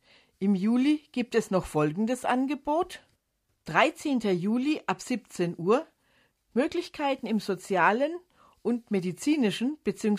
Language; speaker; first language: German; native; German